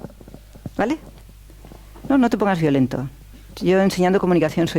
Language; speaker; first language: Spanish; native; Spanish